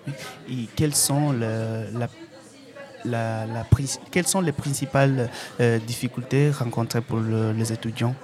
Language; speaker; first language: French; non-native, fluent; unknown